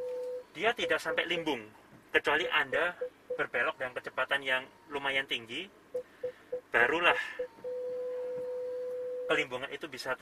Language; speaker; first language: Indonesian; native; Indonesian